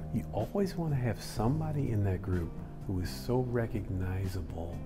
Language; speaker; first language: English; native; English